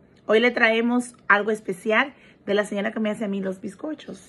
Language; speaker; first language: Spanish; early bilingual, heritage; Spanish